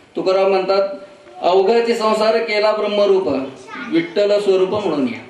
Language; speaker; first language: Marathi; non-native, local second language; Kannada